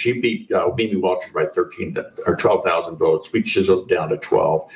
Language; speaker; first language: English; native; English